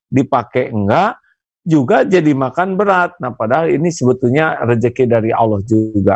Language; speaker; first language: Indonesian; non-native, local second language; Sundanese